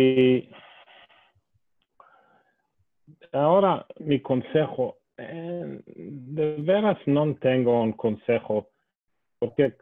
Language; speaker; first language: Spanish; non-native, fluent; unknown